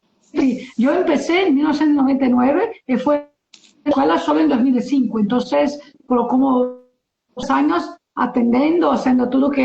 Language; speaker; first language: Spanish; non-native, learner; Portuguese